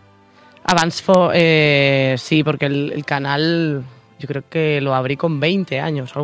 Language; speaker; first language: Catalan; non-native, learner; Spanish